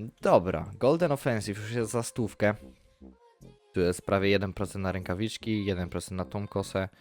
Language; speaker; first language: Polish; native; Polish